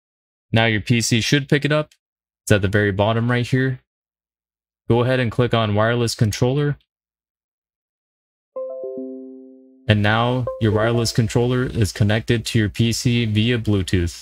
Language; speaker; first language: English; native; English